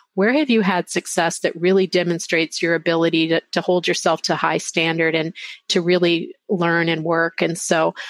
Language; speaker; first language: English; native; English